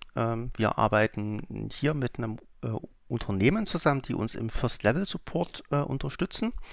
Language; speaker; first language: German; native; German